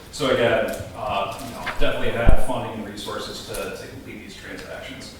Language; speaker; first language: English; native; English